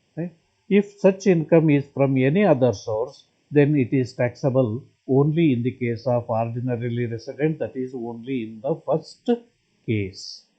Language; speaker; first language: English; non-native, local second language; Kannada